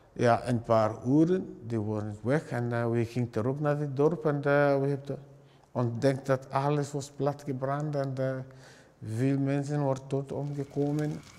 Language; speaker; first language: Dutch; non-native, learner; Somali